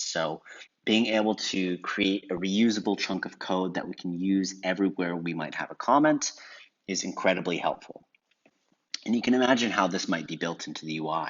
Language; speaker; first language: English; native; English